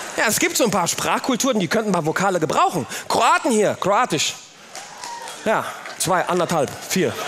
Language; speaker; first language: German; early bilingual, other home language; Turkish